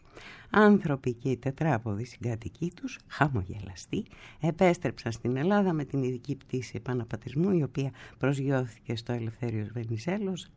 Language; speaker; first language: Greek; native; Greek